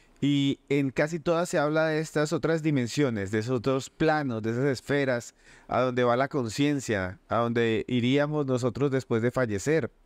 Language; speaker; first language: Spanish; native; Spanish